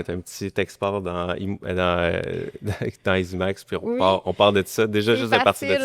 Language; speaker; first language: French; native; French